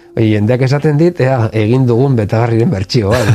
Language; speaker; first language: Basque; native; Basque